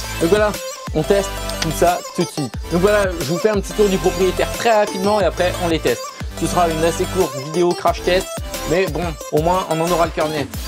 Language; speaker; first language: French; native; French